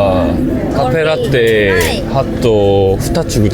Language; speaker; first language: Japanese; non-native, learner; Korean